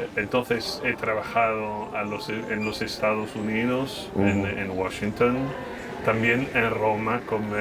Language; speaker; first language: Spanish; non-native, fluent; French